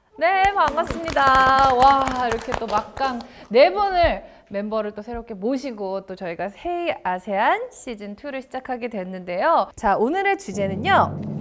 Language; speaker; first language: Korean; native; Korean